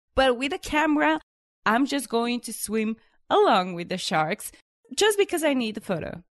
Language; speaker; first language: English; non-native, fluent; Bulgarian